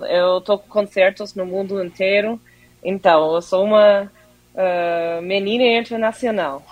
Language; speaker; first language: Portuguese; non-native, fluent; English